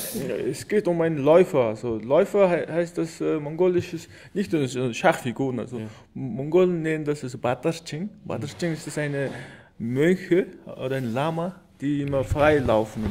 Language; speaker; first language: German; non-native, learner; Mongolian